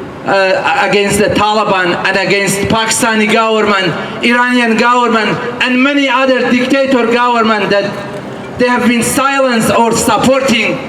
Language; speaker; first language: English; non-native, fluent; Persian